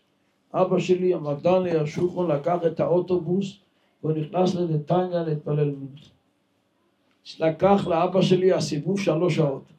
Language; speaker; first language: Hebrew; non-native, local second language; Yiddish